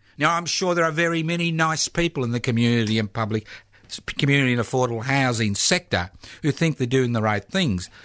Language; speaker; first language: English; early bilingual, other home language; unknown